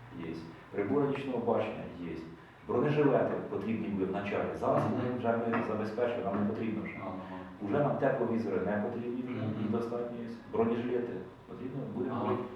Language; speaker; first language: Ukrainian; native; Ukrainian